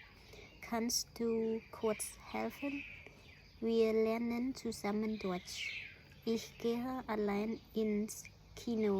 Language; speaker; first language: German; non-native, learner; Khmer